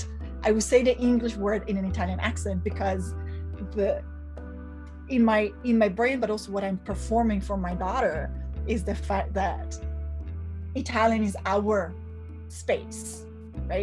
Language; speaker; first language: English; non-native, fluent; Italian